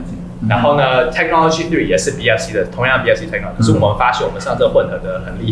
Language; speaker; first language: Chinese; native; Chinese